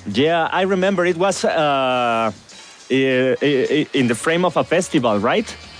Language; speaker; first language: English; non-native, fluent; Spanish